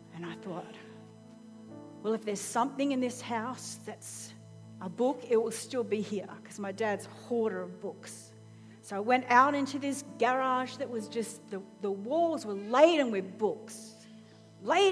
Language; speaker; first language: English; native; English